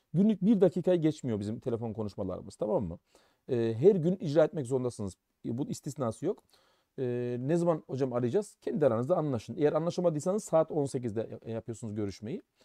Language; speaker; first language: Turkish; early bilingual, heritage; German